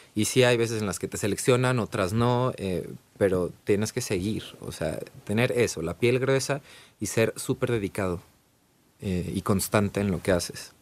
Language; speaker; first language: Spanish; native; Spanish